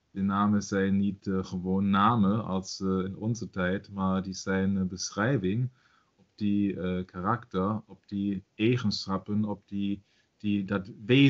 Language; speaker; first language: Dutch; non-native, learner; German